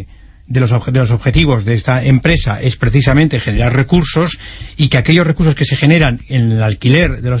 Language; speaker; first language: Spanish; native; Spanish